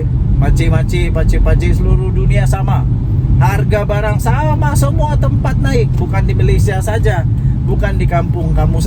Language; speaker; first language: Malay; native; Malay